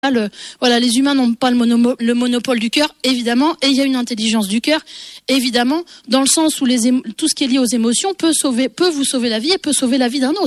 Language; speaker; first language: French; native; French